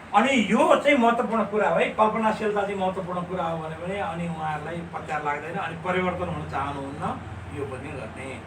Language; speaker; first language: Nepali; native; Nepali